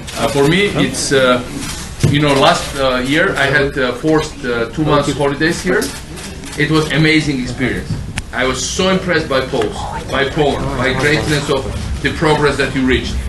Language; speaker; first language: English; non-native, fluent; Georgian